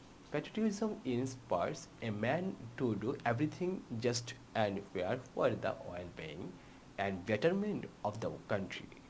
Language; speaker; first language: English; non-native, local second language; Bangla